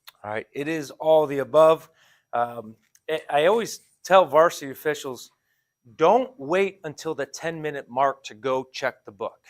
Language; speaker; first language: English; native; English